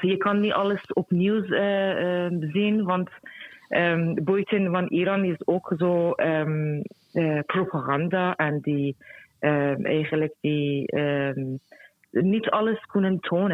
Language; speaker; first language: Dutch; non-native, fluent; Persian